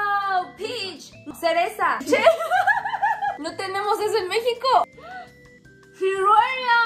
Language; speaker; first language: Spanish; native; Spanish